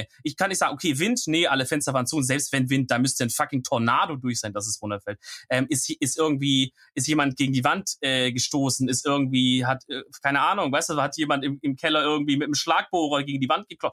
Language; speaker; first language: German; native; German